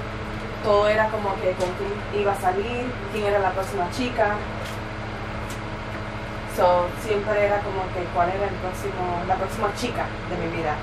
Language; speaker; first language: Spanish; early bilingual, heritage; Spanish